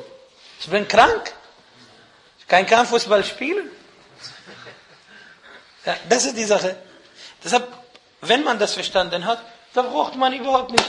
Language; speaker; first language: German; non-native, fluent; Arabic